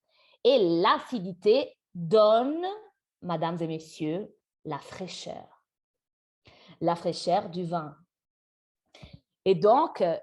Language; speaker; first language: French; non-native, fluent; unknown